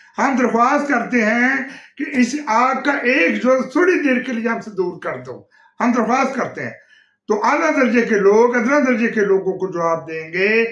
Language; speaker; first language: Urdu; non-native, local second language; Punjabi